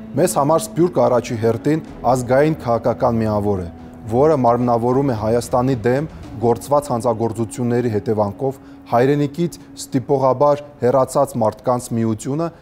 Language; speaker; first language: Armenian; early bilingual, heritage; Armenian